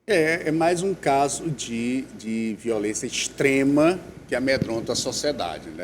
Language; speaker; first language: Portuguese; native; Portuguese